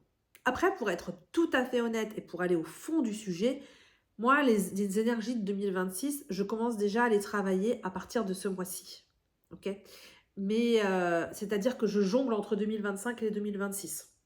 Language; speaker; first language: French; native; French